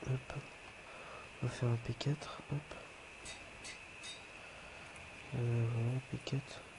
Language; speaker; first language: French; native; French